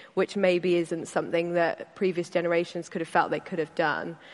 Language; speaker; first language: English; native; English